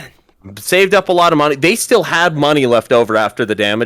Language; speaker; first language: English; native; English